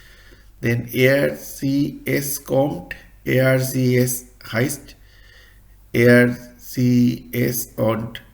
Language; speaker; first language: German; non-native, fluent; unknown